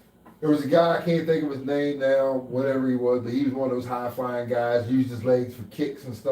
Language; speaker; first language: English; native; English